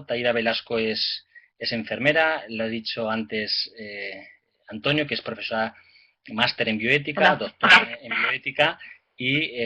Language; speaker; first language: Spanish; native; Spanish